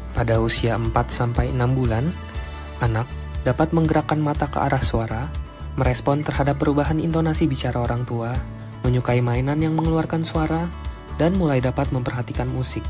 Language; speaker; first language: Indonesian; native; Indonesian